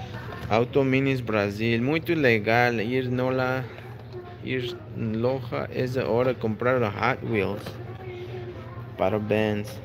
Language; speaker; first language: Spanish; early bilingual, heritage; Spanish